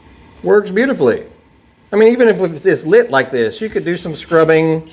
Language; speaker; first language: English; native; English